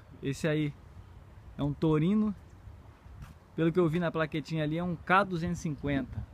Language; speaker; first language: Portuguese; native; Portuguese